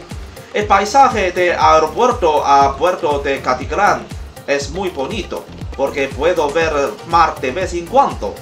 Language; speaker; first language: Spanish; non-native, learner; Chinese